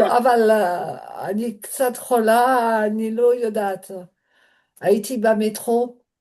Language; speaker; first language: Hebrew; non-native, learner; French